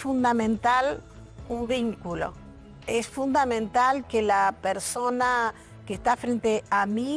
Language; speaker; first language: Spanish; native; Spanish